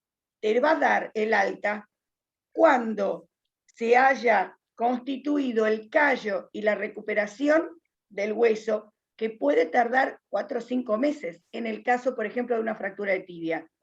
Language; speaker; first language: Spanish; native; Spanish